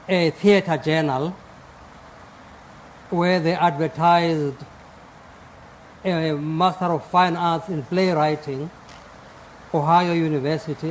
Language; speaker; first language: English; non-native, local second language; Xhosa